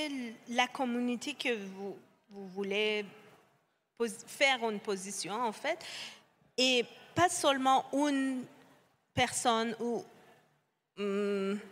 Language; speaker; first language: French; non-native, fluent; Persian